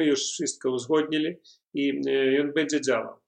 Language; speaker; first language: Polish; non-native, learner; Belarusian